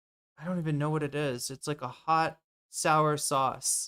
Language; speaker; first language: English; native; English